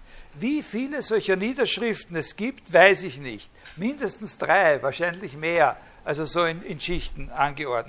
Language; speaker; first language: German; native; German